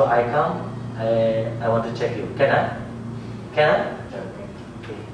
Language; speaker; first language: English; non-native, learner; Malay